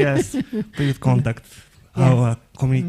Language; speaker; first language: English; non-native, learner; Japanese